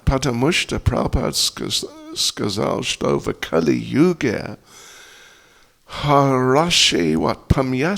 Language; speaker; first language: Russian; non-native, learner; English